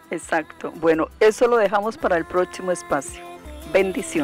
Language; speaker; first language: Spanish; native; Spanish